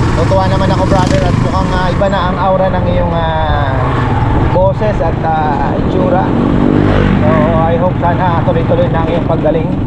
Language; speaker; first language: Filipino; native; Filipino